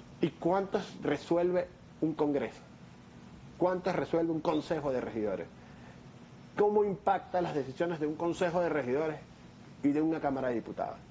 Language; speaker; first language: Spanish; native; Spanish